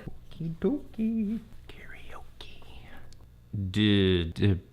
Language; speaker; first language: English; native; English